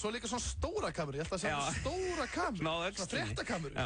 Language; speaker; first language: Icelandic; native; Icelandic